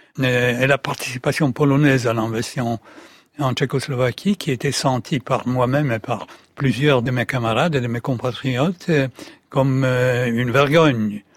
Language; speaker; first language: French; non-native, fluent; Russian